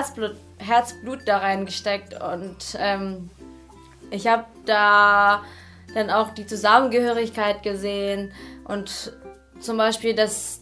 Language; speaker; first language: German; non-native, fluent; Indonesian